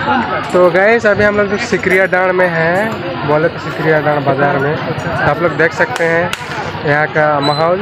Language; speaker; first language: Hindi; non-native, local second language; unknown